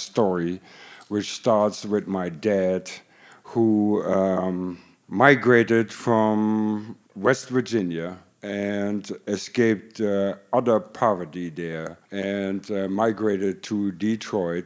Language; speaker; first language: English; non-native, fluent; German